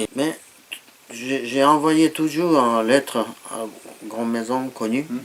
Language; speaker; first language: French; non-native, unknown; Japanese